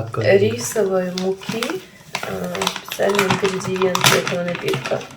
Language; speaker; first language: Russian; non-native, fluent; Ukrainian